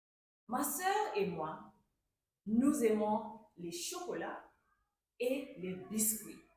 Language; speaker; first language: French; non-native, fluent; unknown